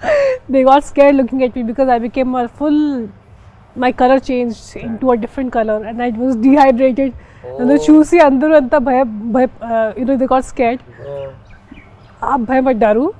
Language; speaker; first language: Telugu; non-native, local second language; Hindi